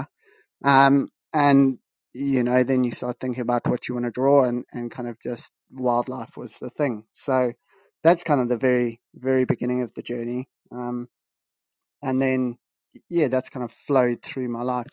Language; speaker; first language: English; native; English